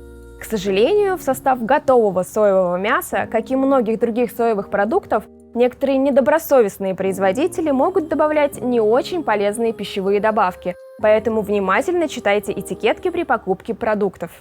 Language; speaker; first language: Russian; native; Russian